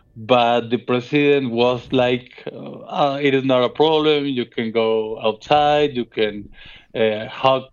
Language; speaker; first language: English; non-native, fluent; Spanish